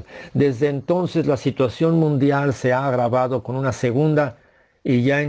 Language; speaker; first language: Spanish; native; Spanish